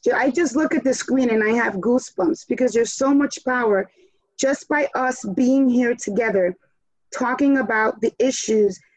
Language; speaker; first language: English; early bilingual, other home language; Spanish